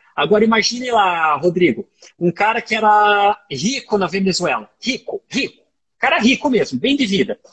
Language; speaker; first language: Portuguese; native; Portuguese